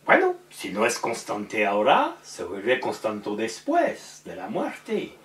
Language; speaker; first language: Spanish; non-native, learner; French